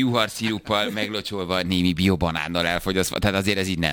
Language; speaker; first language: Hungarian; native; Hungarian